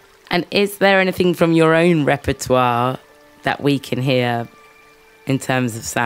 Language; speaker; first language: English; native; English